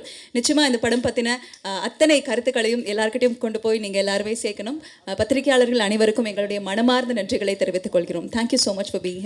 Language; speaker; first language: Tamil; native; Tamil